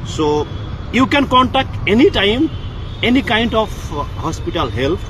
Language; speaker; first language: English; non-native, local second language; Bangla